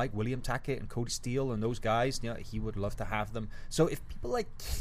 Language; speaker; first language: English; native; English